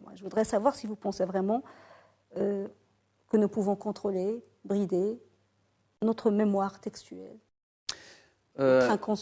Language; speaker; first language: French; non-native, local second language; Arabic